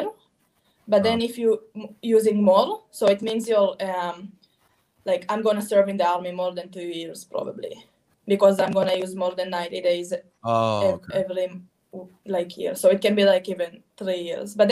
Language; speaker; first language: English; non-native, fluent; Hebrew